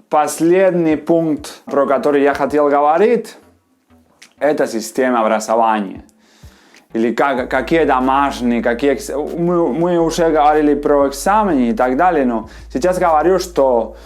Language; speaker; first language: Russian; non-native, fluent; Spanish